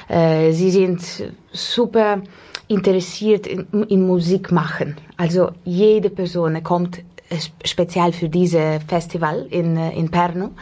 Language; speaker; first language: German; non-native, learner; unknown